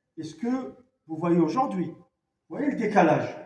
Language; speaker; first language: French; non-native, local second language; Arabic